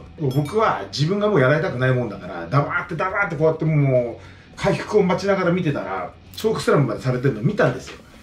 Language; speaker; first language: Japanese; native; Japanese